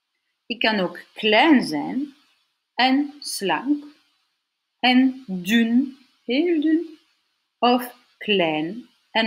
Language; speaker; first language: Dutch; non-native, local second language; French